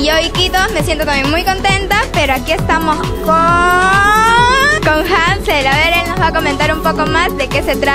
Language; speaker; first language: Spanish; native; Spanish